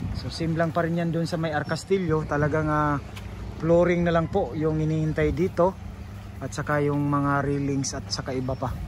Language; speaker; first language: Filipino; non-native, local second language; Cebuano